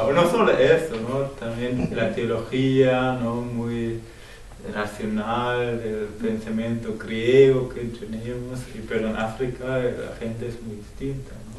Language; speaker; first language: Spanish; non-native, fluent; German